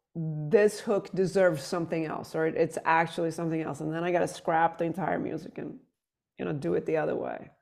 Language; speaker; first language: English; non-native, fluent; Swedish